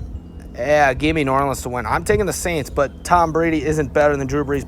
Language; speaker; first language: English; native; English